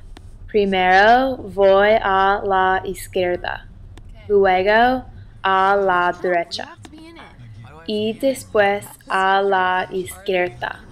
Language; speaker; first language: Spanish; non-native, learner; English